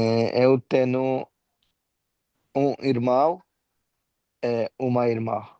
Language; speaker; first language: Portuguese; non-native, learner; Bangla